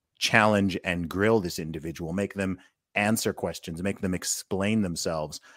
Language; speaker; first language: English; native; English